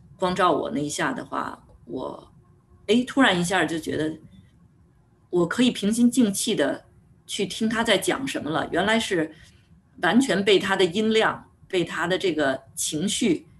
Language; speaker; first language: Chinese; native; Chinese